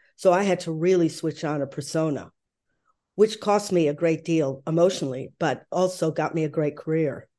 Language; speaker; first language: English; early bilingual, other home language; German